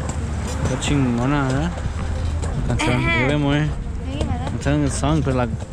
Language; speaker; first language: Spanish; early bilingual, heritage; Spanish